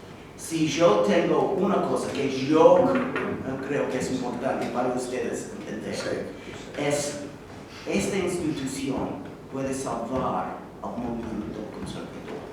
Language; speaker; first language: Spanish; non-native, fluent; English